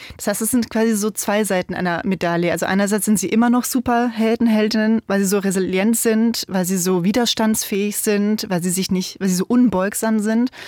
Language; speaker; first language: German; native; German